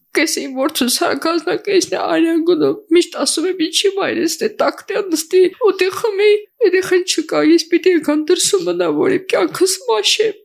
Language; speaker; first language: Armenian; native; Armenian